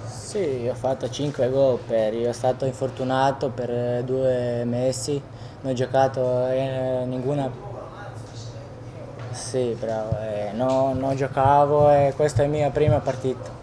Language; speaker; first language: Italian; non-native, learner; Croatian